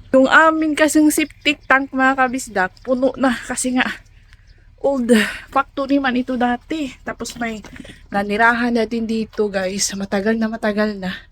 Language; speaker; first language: Filipino; non-native, local second language; Cebuano